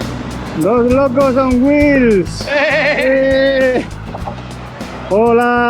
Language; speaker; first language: Spanish; native; Spanish